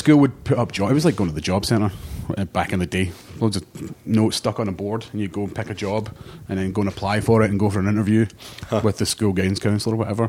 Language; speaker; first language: English; native; English